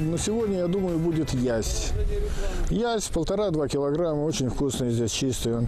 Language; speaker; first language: Russian; native; Russian